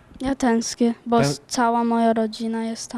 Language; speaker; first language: Polish; early bilingual, other home language; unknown